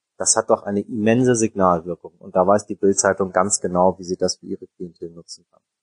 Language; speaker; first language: German; early bilingual, other home language; Persian